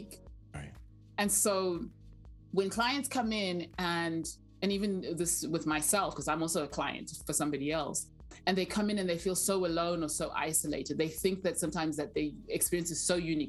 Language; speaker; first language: English; non-native, local second language; Shona